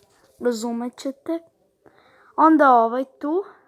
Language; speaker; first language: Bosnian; early bilingual, heritage; Croatian